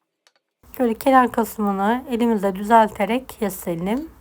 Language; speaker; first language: Turkish; native; Turkish